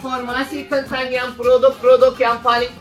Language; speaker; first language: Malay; non-native, fluent; Turkish